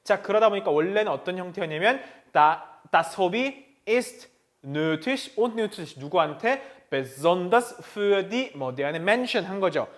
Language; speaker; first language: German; non-native, fluent; Korean